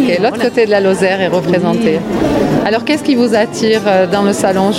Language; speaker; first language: French; native; French